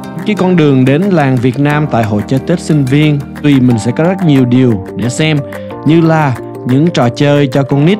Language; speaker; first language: Vietnamese; early bilingual, heritage; Vietnamese